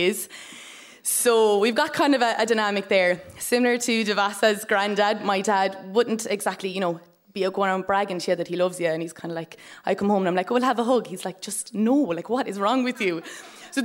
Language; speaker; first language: English; native; English